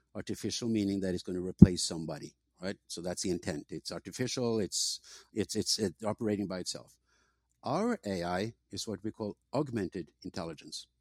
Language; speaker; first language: English; non-native, fluent; Norwegian